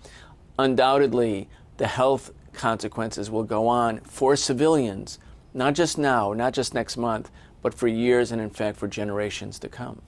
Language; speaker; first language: English; native; English